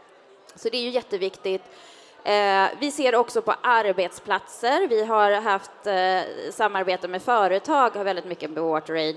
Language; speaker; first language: Swedish; native; Swedish